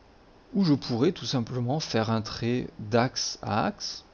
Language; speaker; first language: French; native; French